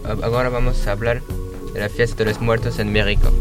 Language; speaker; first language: Spanish; non-native, learner; French